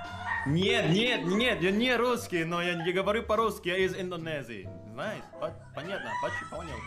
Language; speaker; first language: Russian; non-native, learner; Indonesian